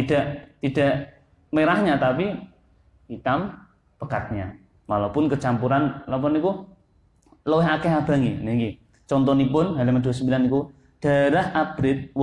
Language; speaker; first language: Indonesian; non-native, local second language; Javanese